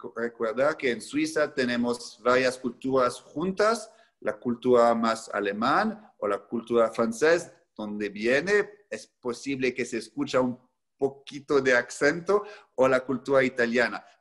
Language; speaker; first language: Spanish; non-native, fluent; French